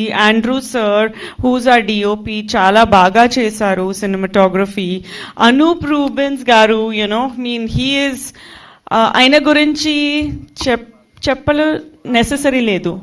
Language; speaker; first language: Telugu; non-native, fluent; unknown